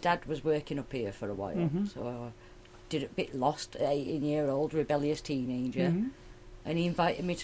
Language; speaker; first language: English; native; English